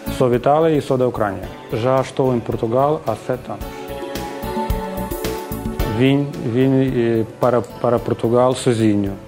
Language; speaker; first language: Portuguese; non-native, learner; Ukrainian